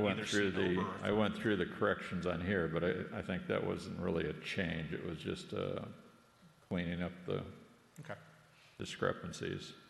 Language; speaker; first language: English; native; English